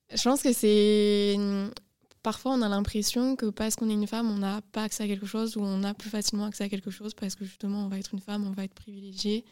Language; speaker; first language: French; native; French